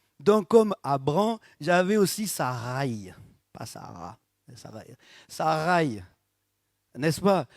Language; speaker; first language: French; native; French